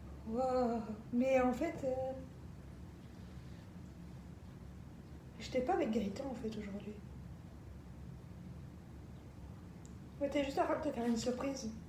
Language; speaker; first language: French; native; French